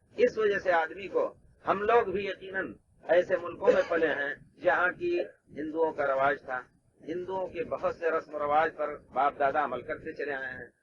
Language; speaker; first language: Urdu; native; Urdu